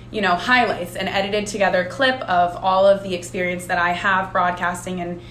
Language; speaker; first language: English; native; English